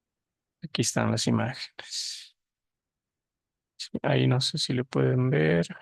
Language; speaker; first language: Spanish; native; Spanish